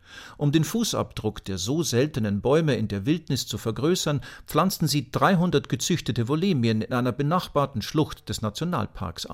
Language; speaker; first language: German; native; German